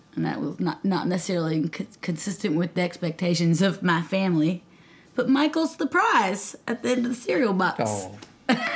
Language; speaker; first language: English; native; English